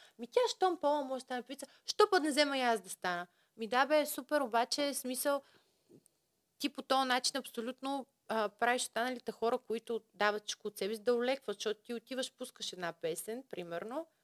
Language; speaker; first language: Bulgarian; native; Bulgarian